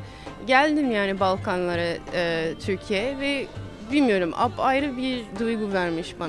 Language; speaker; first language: Turkish; non-native, fluent; English